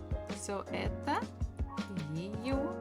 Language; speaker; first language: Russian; non-native, fluent; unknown